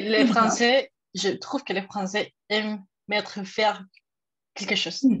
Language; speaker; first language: French; non-native, fluent; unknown